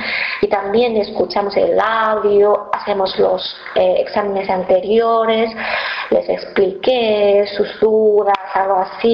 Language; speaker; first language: Spanish; non-native, fluent; Chinese